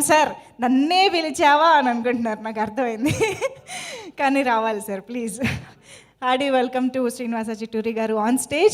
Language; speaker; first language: Telugu; native; Telugu